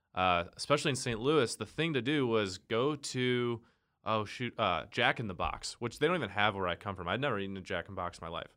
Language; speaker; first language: English; native; English